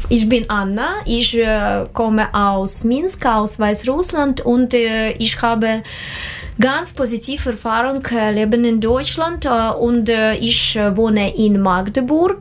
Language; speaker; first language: German; non-native, learner; Russian